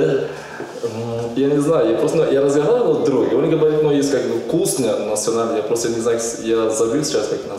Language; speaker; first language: Russian; non-native, learner; Portuguese